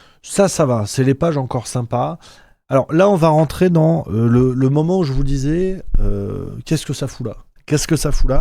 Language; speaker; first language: French; native; French